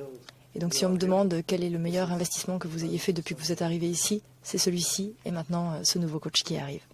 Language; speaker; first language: French; native; French